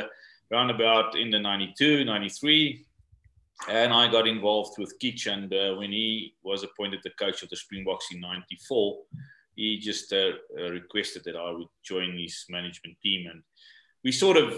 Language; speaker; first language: English; non-native, local second language; Afrikaans